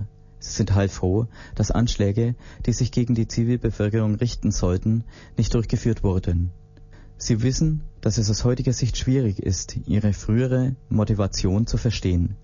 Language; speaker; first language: German; native; German